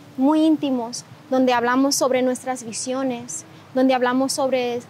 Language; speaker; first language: Spanish; early bilingual, heritage; Spanish